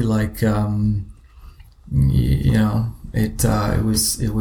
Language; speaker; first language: English; native; English